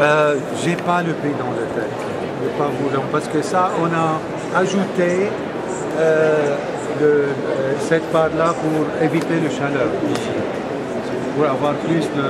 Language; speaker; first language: French; non-native, fluent; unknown